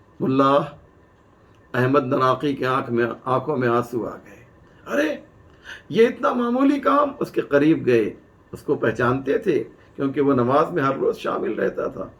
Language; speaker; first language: Urdu; native; Urdu